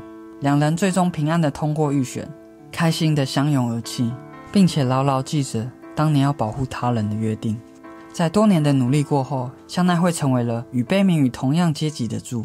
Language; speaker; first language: Chinese; native; Chinese